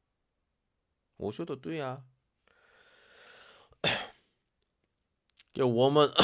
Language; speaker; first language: Chinese; non-native, learner; Korean